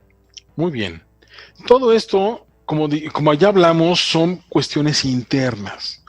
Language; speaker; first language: Spanish; native; Spanish